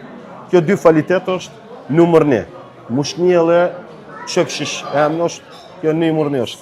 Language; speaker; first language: Albanian; early bilingual, heritage; Turkish